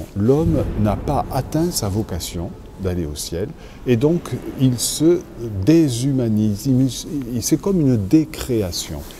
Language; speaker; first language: French; native; French